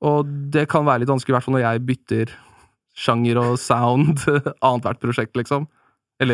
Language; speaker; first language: Norwegian; native; Norwegian